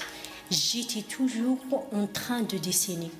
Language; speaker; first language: French; non-native, fluent; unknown